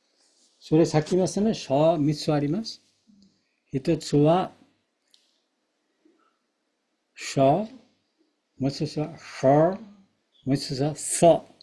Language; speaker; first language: Japanese; non-native, fluent; Bangla